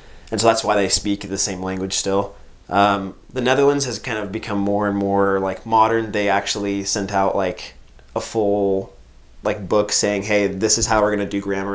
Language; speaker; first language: English; native; English